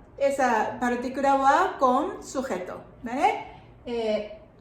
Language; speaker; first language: Spanish; non-native, fluent; Japanese